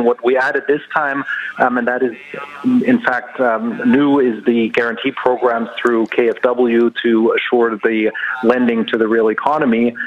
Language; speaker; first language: English; non-native, fluent; German